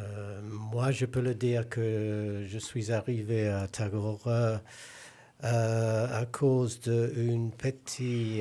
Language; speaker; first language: French; non-native, learner; English